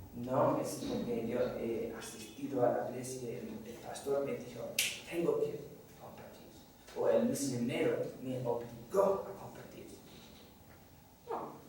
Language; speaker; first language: Spanish; non-native, fluent; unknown